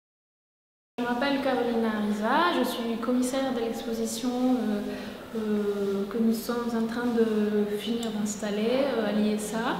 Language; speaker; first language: French; non-native, fluent; Spanish